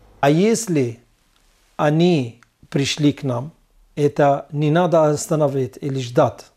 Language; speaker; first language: Russian; non-native, learner; Arabic